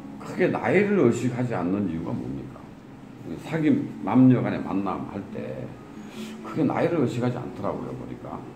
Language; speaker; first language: Korean; native; Korean